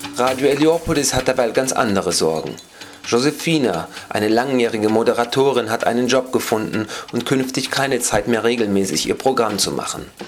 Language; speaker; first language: German; native; German